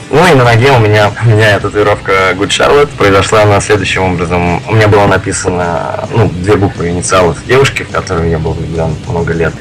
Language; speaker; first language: Russian; native; Russian